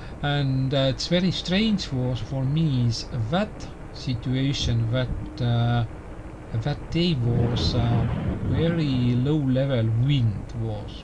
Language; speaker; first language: English; non-native, learner; Estonian